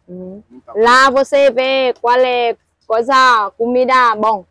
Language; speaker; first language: Portuguese; non-native, learner; Vietnamese